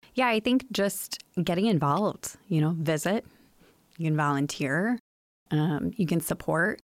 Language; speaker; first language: English; native; English